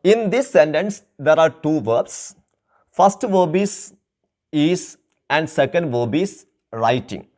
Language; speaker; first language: English; non-native, local second language; Malayalam